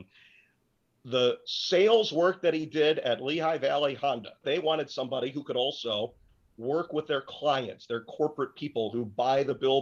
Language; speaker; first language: English; native; English